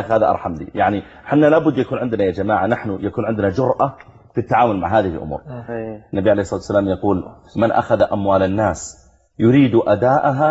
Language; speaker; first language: Arabic; native; Arabic